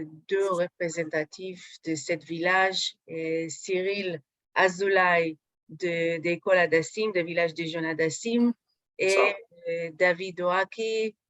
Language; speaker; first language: French; non-native, fluent; Hebrew